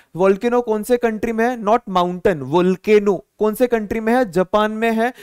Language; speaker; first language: Hindi; non-native, local second language; Marathi